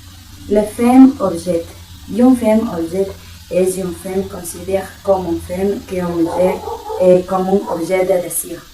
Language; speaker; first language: French; non-native, learner; Spanish